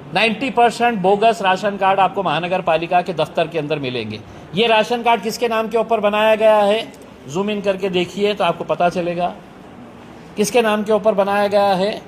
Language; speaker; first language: Hindi; non-native, local second language; Marathi